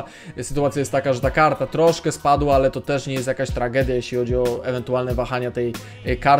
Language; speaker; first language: Polish; native; Polish